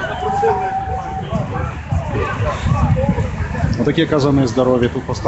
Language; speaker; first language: Ukrainian; native; Ukrainian